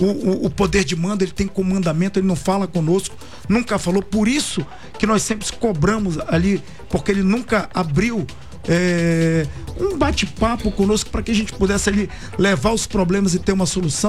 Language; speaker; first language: Portuguese; native; Portuguese